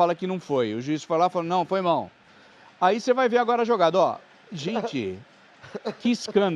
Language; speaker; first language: Portuguese; native; Portuguese